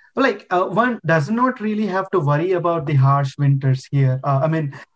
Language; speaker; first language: English; non-native, local second language; Telugu